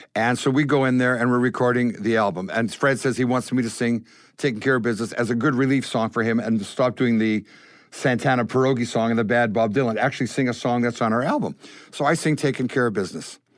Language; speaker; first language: English; native; English